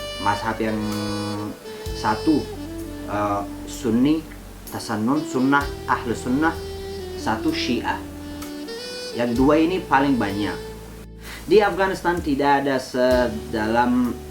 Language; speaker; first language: Indonesian; non-native, fluent; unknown